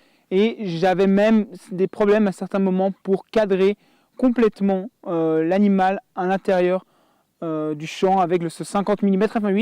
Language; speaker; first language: French; native; French